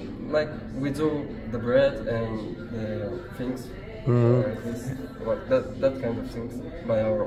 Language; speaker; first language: English; non-native, learner; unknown